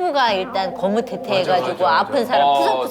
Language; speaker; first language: Korean; native; Korean